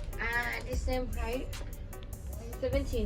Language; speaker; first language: English; non-native, learner; Thai